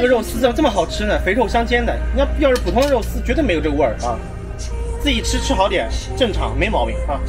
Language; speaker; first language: Chinese; native; Chinese